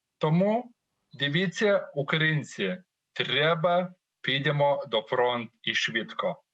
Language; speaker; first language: Ukrainian; non-native, learner; Lithuanian